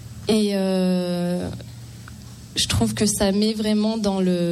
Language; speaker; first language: French; native; French